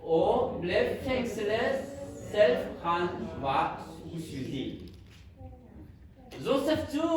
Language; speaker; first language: Norwegian; non-native, learner; Hakha Chin